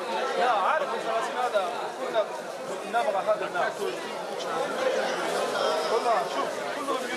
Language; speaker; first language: Arabic; non-native, learner; Tajik